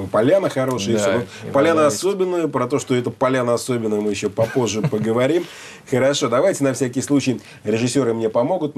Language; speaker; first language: Russian; native; Russian